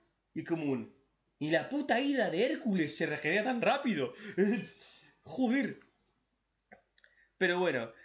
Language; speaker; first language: Spanish; native; Spanish